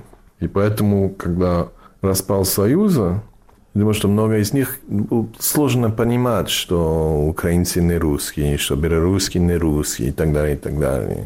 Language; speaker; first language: Russian; non-native, learner; English